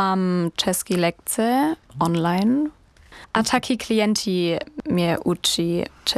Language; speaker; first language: Czech; non-native, learner; German